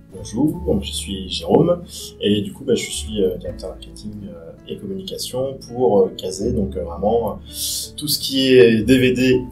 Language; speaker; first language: French; native; French